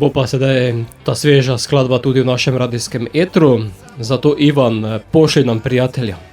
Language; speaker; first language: Slovenian; native; Slovenian